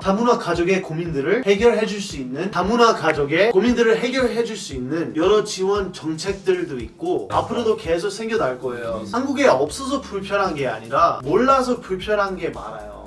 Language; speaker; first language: Korean; non-native, fluent; English